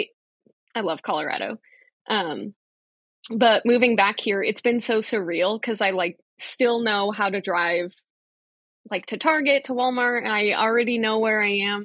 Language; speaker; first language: English; native; English